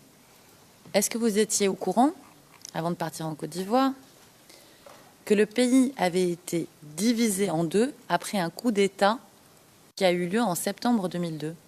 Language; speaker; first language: French; native; French